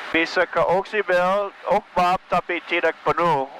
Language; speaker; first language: Indonesian; non-native, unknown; English